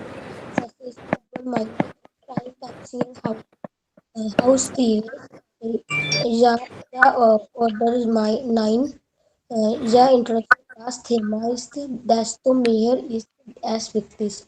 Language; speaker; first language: German; non-native, learner; Hindi